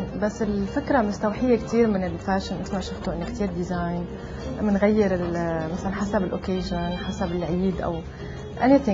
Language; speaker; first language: Arabic; native; Arabic